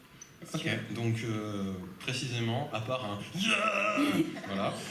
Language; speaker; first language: French; native; French